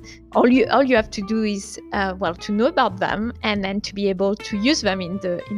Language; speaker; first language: English; non-native, fluent; French